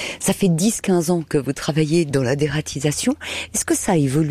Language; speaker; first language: French; native; French